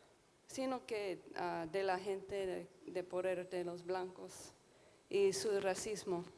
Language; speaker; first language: Spanish; non-native, fluent; English